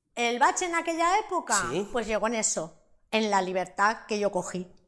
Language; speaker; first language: Spanish; non-native, local second language; Catalan